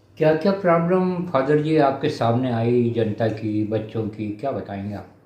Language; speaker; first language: Hindi; native; Hindi